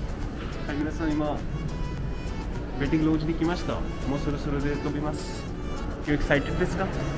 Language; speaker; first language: Japanese; non-native, learner; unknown